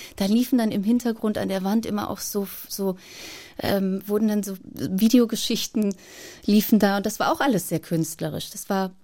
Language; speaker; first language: German; native; German